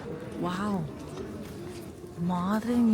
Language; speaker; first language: Spanish; non-native, fluent; Filipino